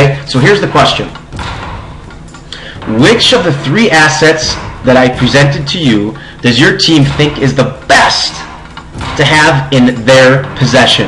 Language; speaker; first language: English; native; English